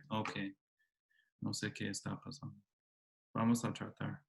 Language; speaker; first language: Spanish; non-native, fluent; English